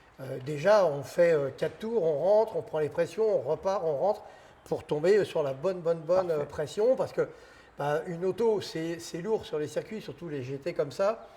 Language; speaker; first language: French; native; French